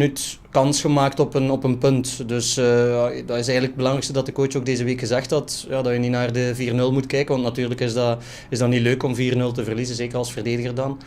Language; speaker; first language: Dutch; native; Dutch